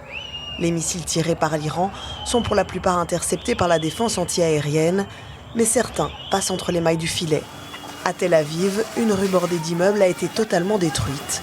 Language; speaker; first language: French; native; French